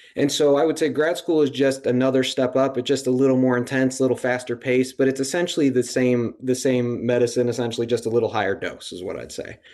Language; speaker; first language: English; native; English